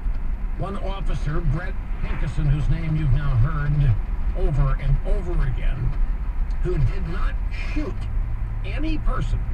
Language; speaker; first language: English; native; English